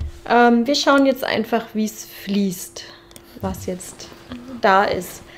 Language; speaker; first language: German; native; German